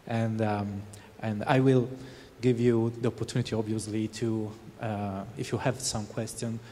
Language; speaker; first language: English; non-native, fluent; Italian